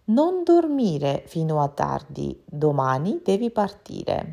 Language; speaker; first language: Italian; non-native, fluent; Georgian